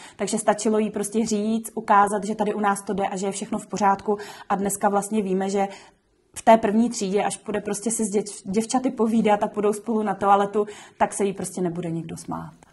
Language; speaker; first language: Czech; native; Czech